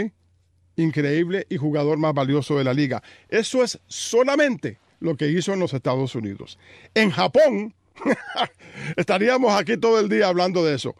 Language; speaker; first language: Spanish; native; Spanish